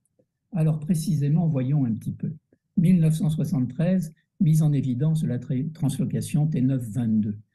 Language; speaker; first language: French; native; French